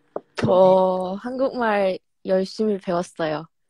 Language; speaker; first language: Korean; non-native, fluent; Chinese